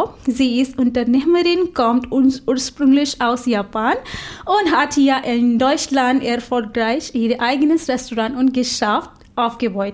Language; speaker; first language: German; non-native, fluent; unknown